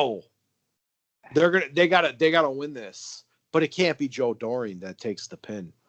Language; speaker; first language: English; native; English